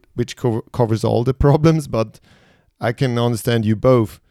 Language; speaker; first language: English; non-native, fluent; Swiss German